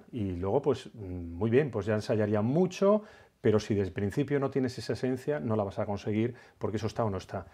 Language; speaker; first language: Spanish; native; Spanish